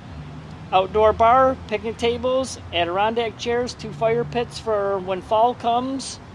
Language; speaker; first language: English; native; English